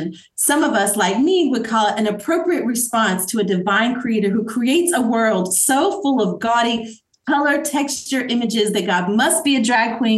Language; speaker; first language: English; native; English